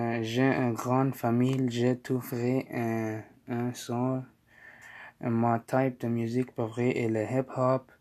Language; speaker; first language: French; non-native, learner; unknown